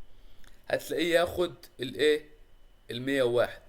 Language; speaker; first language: Arabic; native; Arabic